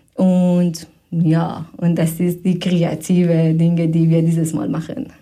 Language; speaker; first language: German; non-native, fluent; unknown